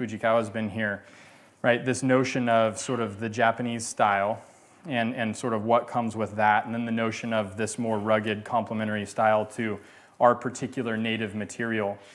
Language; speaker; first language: English; native; English